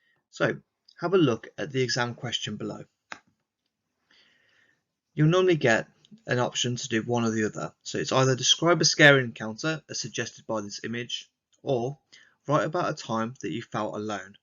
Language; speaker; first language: English; native; English